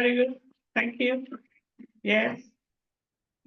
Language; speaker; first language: English; non-native, fluent; Spanish